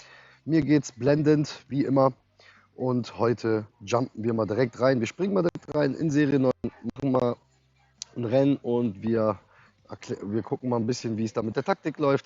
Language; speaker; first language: German; native; German